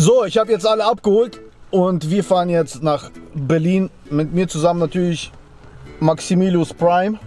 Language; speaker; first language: German; early bilingual, other home language; Russian